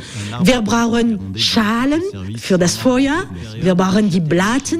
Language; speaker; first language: German; non-native, learner; French